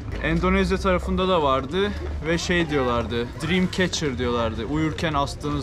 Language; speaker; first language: Turkish; native; Turkish